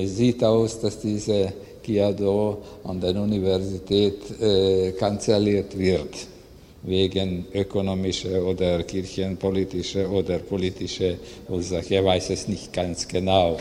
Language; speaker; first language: German; non-native, learner; Hungarian